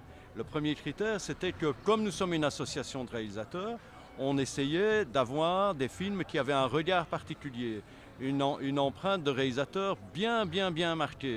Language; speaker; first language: French; native; French